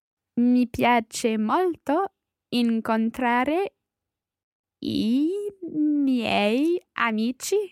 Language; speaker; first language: Italian; non-native, learner; English